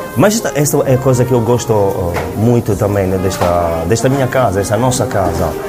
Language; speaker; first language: Portuguese; non-native, fluent; Italian